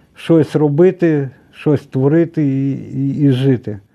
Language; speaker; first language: Ukrainian; non-native, local second language; Russian